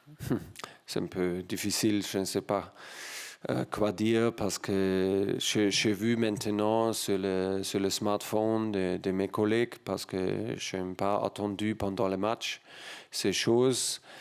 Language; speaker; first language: French; non-native, learner; German